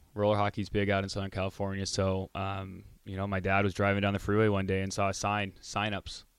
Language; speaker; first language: English; native; English